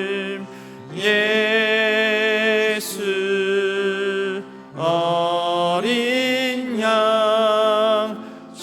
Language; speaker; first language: Korean; native; Korean